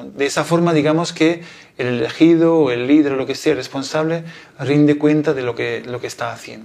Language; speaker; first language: Spanish; non-native, fluent; Italian